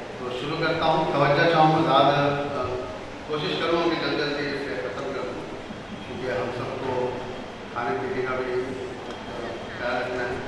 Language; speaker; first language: Urdu; native; Urdu